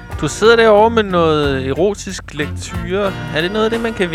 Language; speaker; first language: Danish; native; Danish